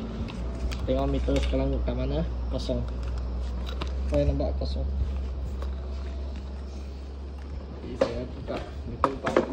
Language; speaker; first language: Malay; non-native, local second language; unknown